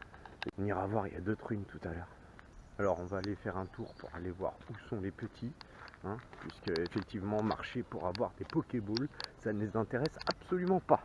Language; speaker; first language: French; native; French